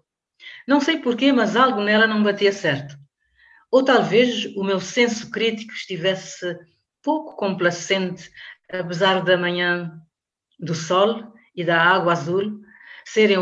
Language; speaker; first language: Portuguese; non-native, local second language; Kabuverdianu